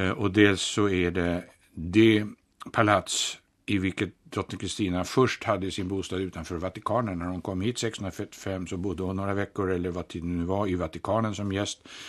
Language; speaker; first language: Swedish; native; Swedish